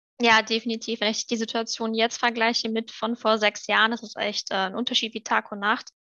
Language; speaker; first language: German; early bilingual, other home language; Russian